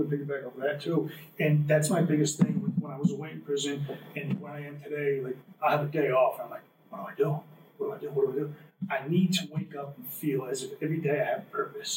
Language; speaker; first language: English; native; English